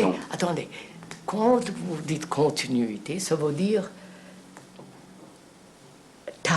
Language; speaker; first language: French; non-native, fluent; Telugu